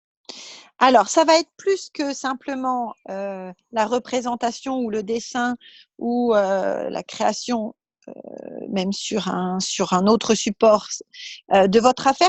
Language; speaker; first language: French; native; French